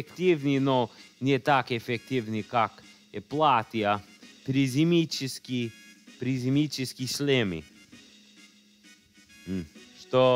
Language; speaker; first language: Russian; non-native, learner; English